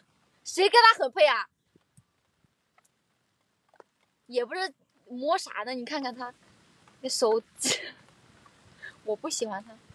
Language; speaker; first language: Chinese; native; Chinese